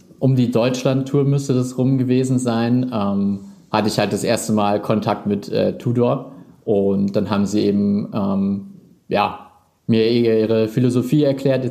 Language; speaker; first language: German; native; German